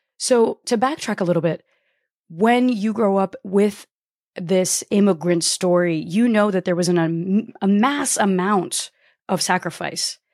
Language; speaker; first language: English; early bilingual, other home language; Portuguese